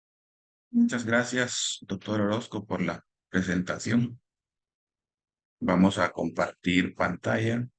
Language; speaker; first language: Spanish; native; Spanish